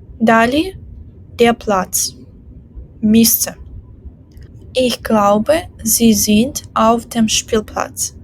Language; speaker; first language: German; non-native, fluent; Ukrainian